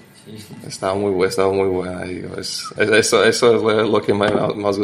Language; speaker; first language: Spanish; non-native, learner; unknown